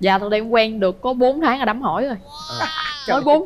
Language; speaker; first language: Vietnamese; native; Vietnamese